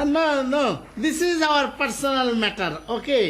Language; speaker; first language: English; non-native, learner; Bangla